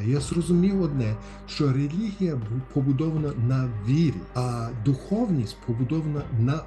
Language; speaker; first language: Ukrainian; early bilingual, heritage; Ukrainian